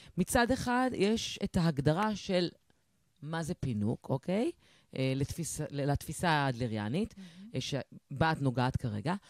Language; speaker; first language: Hebrew; native; Hebrew